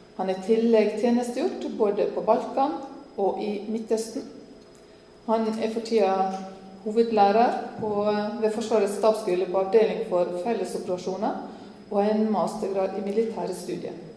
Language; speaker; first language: Norwegian; native; Norwegian